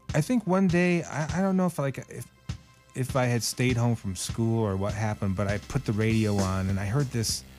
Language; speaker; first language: English; native; English